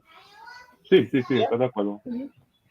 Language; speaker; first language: Spanish; non-native, learner; English